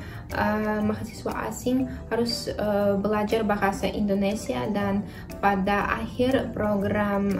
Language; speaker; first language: Indonesian; non-native, fluent; Russian